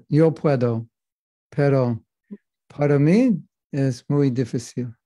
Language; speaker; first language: Spanish; non-native, learner; English